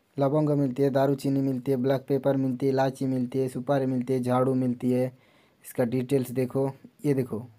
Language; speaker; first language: Hindi; non-native, local second language; Bangla